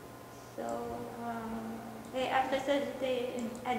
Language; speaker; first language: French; non-native, local second language; English